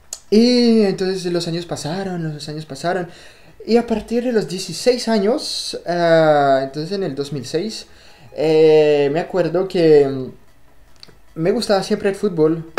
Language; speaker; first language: Spanish; non-native, fluent; French